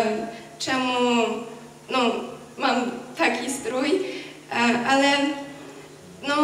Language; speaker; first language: Polish; non-native, fluent; Crimean Tatar